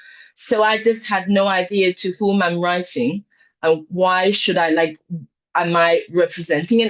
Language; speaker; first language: English; non-native, fluent; Chinese